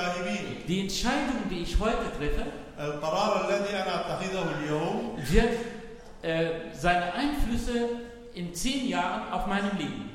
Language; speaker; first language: German; non-native, fluent; Arabic